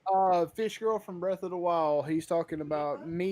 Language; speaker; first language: English; native; English